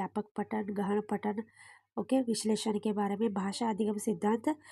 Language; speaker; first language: Hindi; non-native, local second language; Kannada